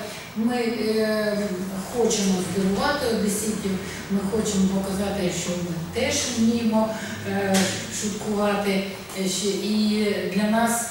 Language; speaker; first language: Ukrainian; non-native, local second language; Russian